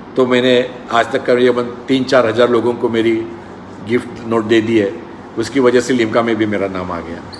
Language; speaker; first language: Hindi; non-native, local second language; Marathi